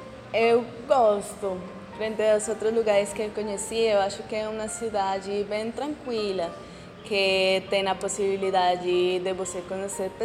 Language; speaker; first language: Portuguese; non-native, fluent; Spanish